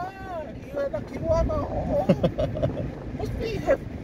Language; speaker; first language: English; non-native, learner; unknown